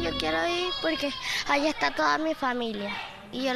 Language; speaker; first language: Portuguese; non-native, learner; Spanish